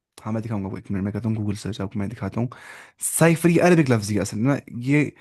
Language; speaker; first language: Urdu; non-native, local second language; Kashmiri